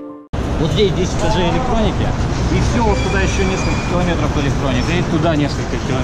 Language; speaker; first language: Russian; native; Russian